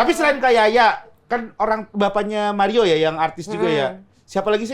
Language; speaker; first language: Indonesian; native; Indonesian